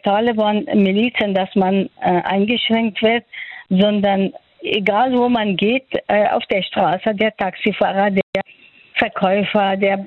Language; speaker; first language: German; non-native, fluent; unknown